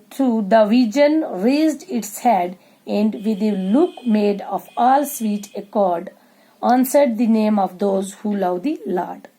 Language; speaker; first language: English; non-native, local second language; Urdu